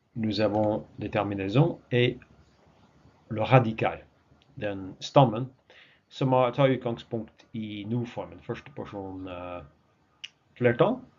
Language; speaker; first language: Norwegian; non-native, fluent; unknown